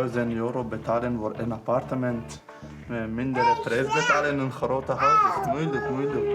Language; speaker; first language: Dutch; non-native, learner; Persian